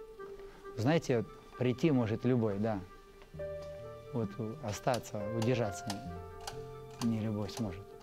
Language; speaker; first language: Russian; native; Russian